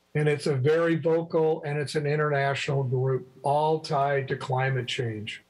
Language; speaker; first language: English; native; English